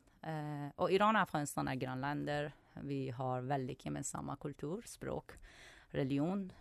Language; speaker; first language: Swedish; non-native, fluent; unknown